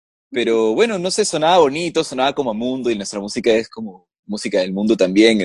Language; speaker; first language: Spanish; native; Spanish